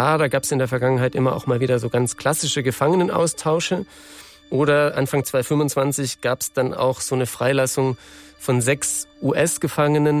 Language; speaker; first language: German; native; German